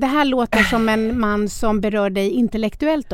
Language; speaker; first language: Swedish; native; Swedish